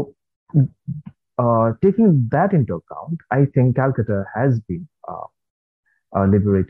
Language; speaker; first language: English; non-native, local second language; Nepali